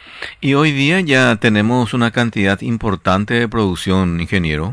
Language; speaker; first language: Spanish; native; Spanish